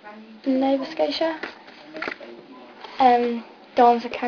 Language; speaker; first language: French; non-native, learner; English